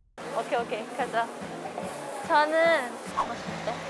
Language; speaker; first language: Korean; non-native, learner; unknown